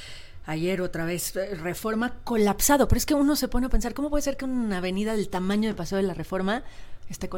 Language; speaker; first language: Spanish; native; Spanish